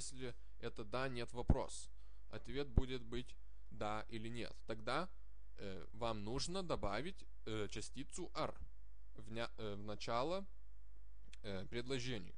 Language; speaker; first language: Russian; non-native, fluent; Lithuanian